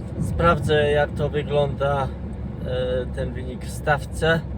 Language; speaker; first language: Polish; non-native, fluent; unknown